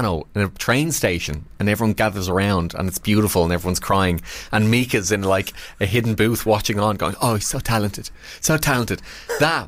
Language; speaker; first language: English; native; English